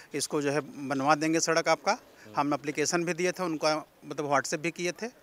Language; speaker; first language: Hindi; native; Hindi